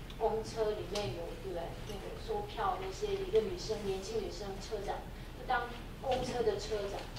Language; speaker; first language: Chinese; non-native, fluent; Korean